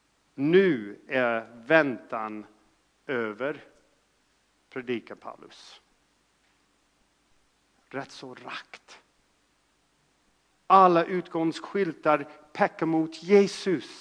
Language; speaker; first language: Swedish; non-native, fluent; English